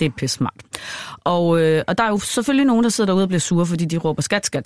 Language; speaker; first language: Danish; native; Danish